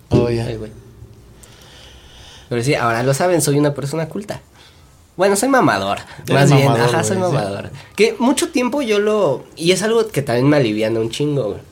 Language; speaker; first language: Spanish; native; Spanish